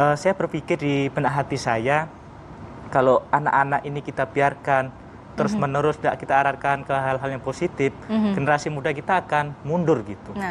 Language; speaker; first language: Indonesian; non-native, local second language; Javanese